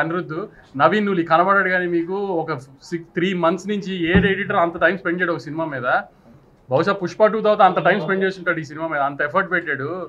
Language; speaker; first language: Telugu; native; Telugu